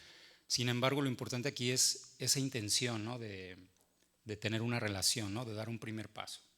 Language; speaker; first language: Spanish; native; Spanish